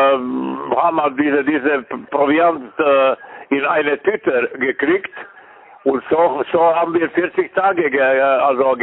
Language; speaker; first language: German; non-native, fluent; Serbian